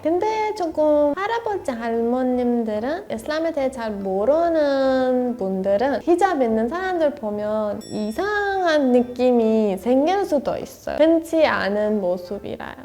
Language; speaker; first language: Korean; non-native, learner; Persian